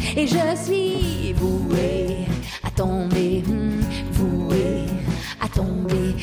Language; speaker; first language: French; native; French